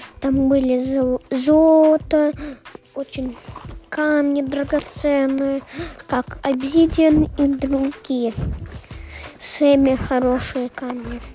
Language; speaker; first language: Russian; early bilingual, heritage; Russian